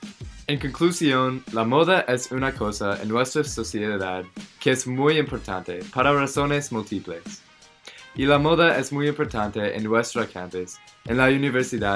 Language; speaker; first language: Spanish; non-native, learner; English